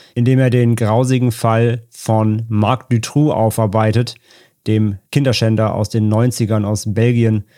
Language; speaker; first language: German; native; German